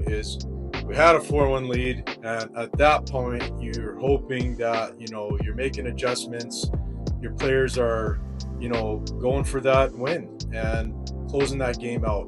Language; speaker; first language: English; native; English